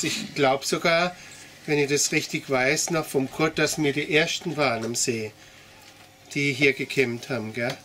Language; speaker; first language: German; native; German